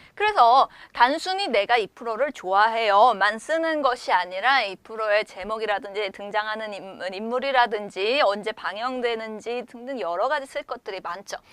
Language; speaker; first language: Korean; native; Korean